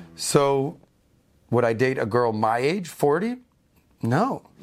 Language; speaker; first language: English; native; English